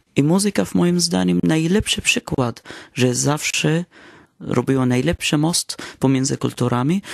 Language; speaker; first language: Polish; non-native, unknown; Arabic